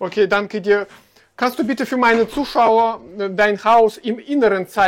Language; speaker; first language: German; non-native, fluent; Russian